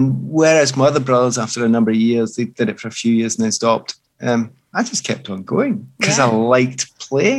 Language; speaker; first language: English; native; English